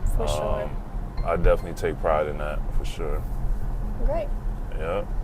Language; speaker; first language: English; native; English